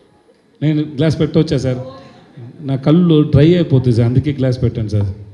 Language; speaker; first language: Telugu; non-native, learner; Tamil